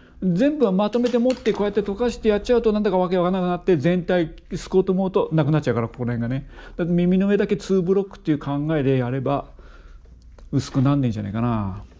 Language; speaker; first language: Japanese; native; Japanese